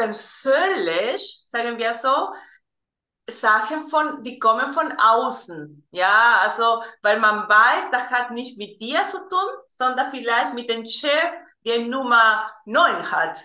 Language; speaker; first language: German; non-native, fluent; Spanish